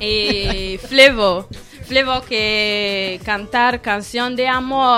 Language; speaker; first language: Spanish; non-native, learner; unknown